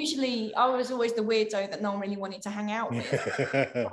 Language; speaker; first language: English; native; English